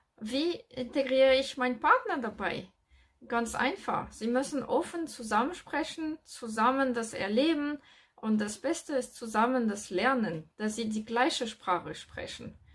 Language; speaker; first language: German; non-native, learner; French